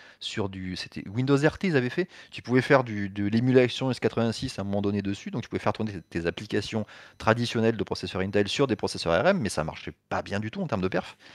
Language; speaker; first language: French; native; French